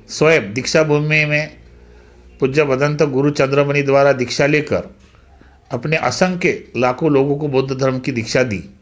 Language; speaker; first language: Hindi; non-native, local second language; Marathi